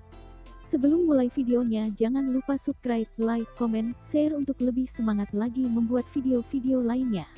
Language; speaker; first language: Indonesian; native; Indonesian